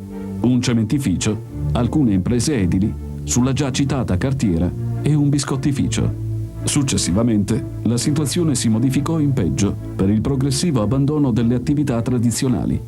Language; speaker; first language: Italian; native; Italian